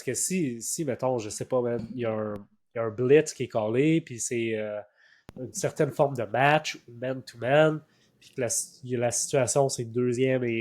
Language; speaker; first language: French; native; French